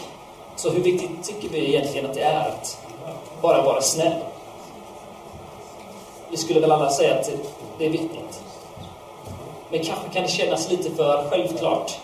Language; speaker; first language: Swedish; non-native, fluent; English